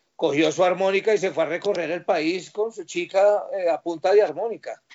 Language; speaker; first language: Spanish; native; Spanish